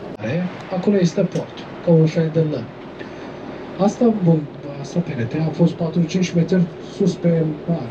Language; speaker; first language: Romanian; non-native, learner; Turkish